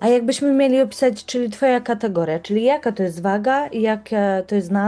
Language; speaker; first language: Polish; native; Polish